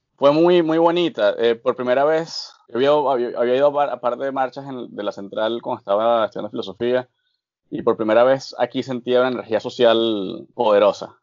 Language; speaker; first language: Spanish; native; Spanish